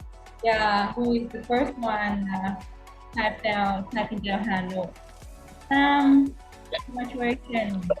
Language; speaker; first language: English; non-native, fluent; Vietnamese